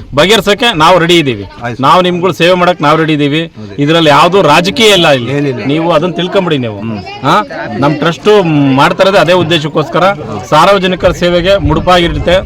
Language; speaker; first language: Kannada; native; Kannada